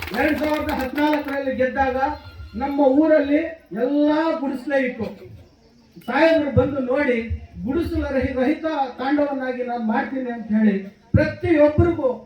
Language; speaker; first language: Kannada; non-native, local second language; Lambadi